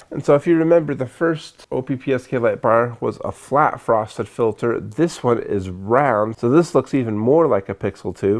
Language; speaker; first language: English; native; English